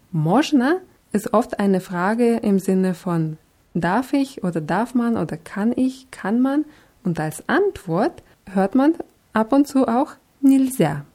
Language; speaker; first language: German; non-native, fluent; Russian